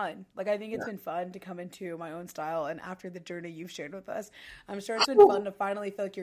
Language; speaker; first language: English; native; English